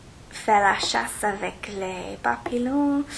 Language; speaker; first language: French; non-native, learner; English